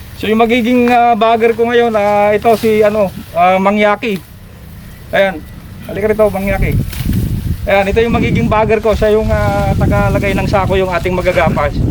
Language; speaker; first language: Filipino; non-native, local second language; Iloko